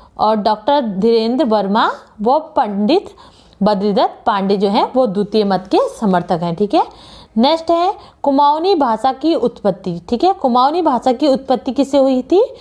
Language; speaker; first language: Hindi; native; Hindi